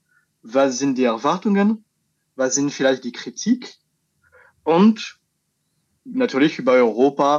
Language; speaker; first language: German; non-native, fluent; French